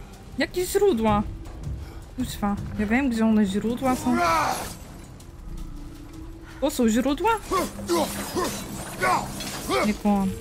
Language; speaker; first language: Polish; native; Polish